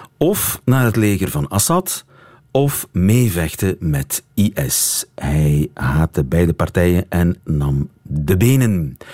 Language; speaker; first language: Dutch; native; Dutch